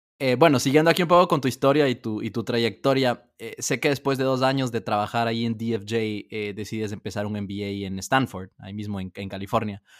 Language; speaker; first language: Spanish; native; Spanish